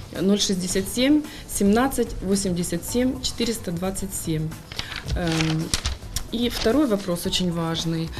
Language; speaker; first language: Russian; native; Russian